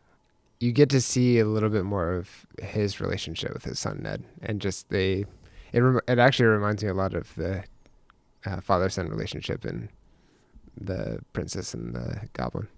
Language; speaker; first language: English; native; English